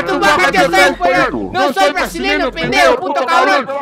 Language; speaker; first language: Spanish; non-native, learner; Portuguese